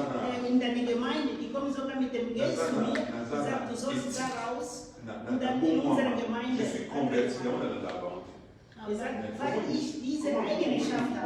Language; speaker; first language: German; non-native, fluent; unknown